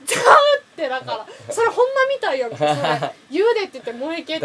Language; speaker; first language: Japanese; native; Japanese